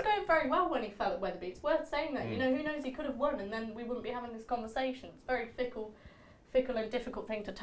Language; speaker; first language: English; native; English